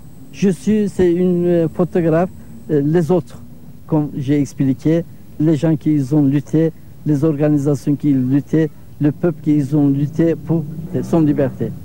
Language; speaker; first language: French; non-native, learner; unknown